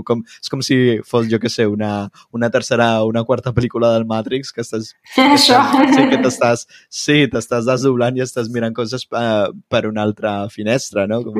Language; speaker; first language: Catalan; non-native, fluent; Spanish